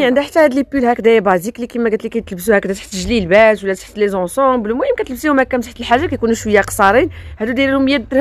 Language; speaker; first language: Arabic; native; Arabic